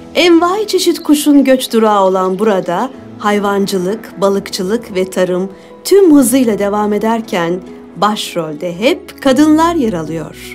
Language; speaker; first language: Turkish; native; Turkish